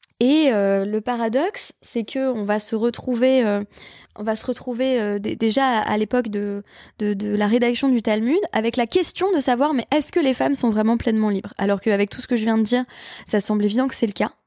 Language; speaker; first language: French; native; French